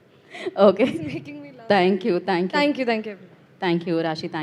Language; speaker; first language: Telugu; native; Telugu